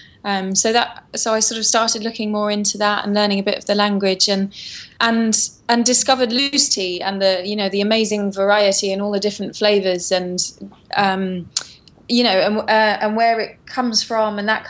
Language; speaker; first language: English; native; English